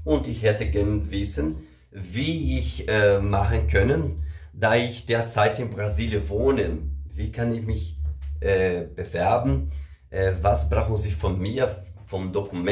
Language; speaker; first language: German; non-native, learner; Portuguese